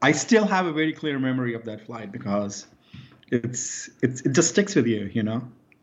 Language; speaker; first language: English; non-native, local second language; Hindi